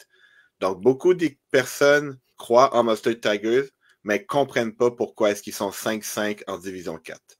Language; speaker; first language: French; native; French